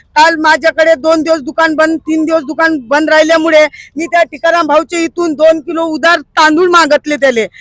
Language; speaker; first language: Marathi; non-native, local second language; Urdu